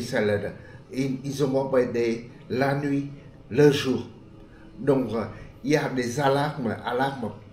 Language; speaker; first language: French; non-native, fluent; Vietnamese